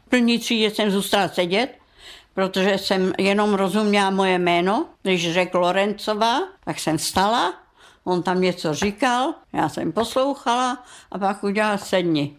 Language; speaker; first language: Czech; non-native, local second language; German